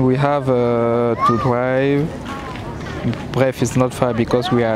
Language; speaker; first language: English; non-native, learner; French